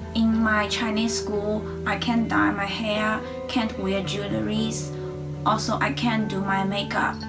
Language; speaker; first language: English; non-native, learner; Chinese